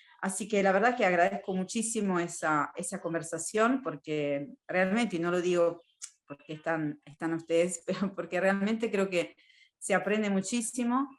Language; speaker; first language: Spanish; non-native, fluent; Italian